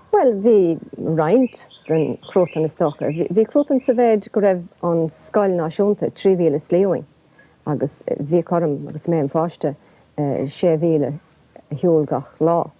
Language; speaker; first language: Irish; non-native, local second language; English